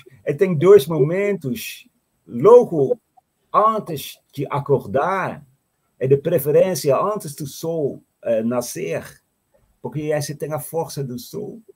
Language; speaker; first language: Portuguese; non-native, fluent; Dutch